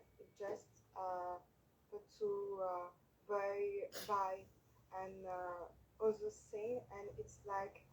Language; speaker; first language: English; non-native, learner; French